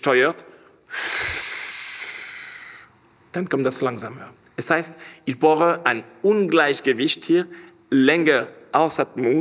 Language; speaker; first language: German; non-native, fluent; French